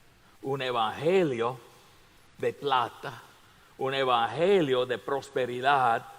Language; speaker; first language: Spanish; non-native, fluent; English